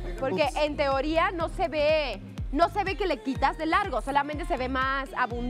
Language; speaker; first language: Spanish; native; Spanish